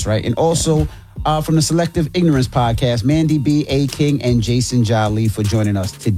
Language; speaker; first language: English; native; English